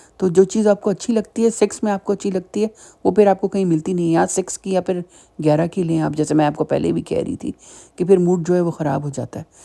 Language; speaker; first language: Urdu; native; Urdu